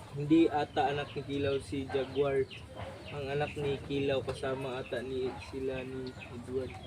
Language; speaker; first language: Filipino; non-native, local second language; Cebuano